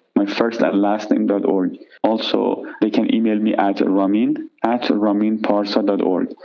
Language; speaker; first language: English; non-native, fluent; Persian